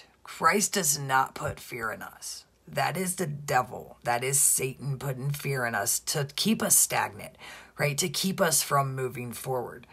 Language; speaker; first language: English; native; English